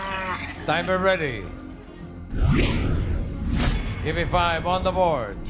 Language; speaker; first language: English; non-native, local second language; Filipino